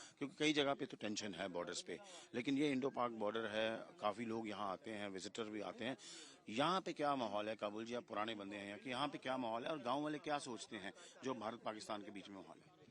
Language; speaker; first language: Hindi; non-native, local second language; Punjabi